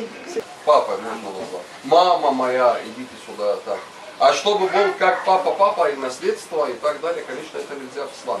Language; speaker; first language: Russian; non-native, fluent; Arabic